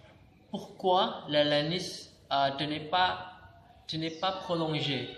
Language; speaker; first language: French; non-native, learner; Indonesian